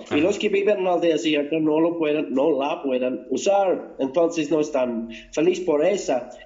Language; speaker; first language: Spanish; non-native, fluent; English